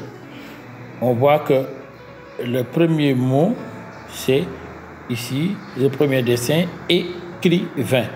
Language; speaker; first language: French; native; French